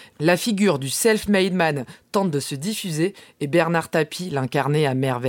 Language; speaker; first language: French; native; French